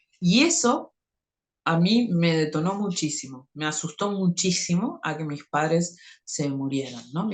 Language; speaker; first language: Spanish; native; Spanish